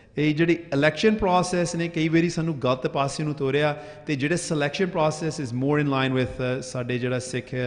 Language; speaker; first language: Punjabi; early bilingual, heritage; Punjabi